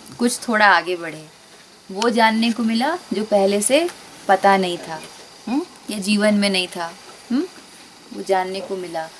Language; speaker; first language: Hindi; native; Hindi